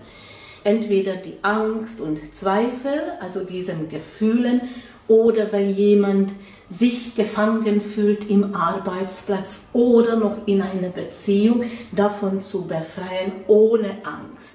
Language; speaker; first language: German; non-native, fluent; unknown